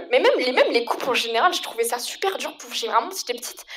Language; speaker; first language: French; native; French